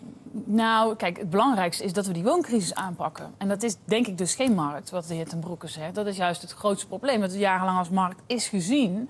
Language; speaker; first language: Dutch; native; Dutch